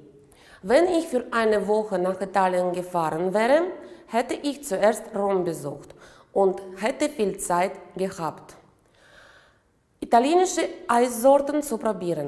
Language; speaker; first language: German; non-native, fluent; Uzbek